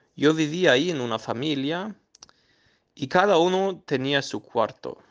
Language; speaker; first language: Spanish; non-native, fluent; German